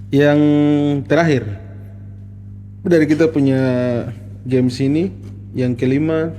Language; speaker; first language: Malay; native; Malay